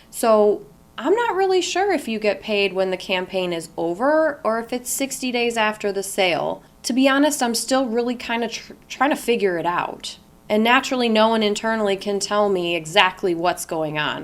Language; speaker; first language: English; native; English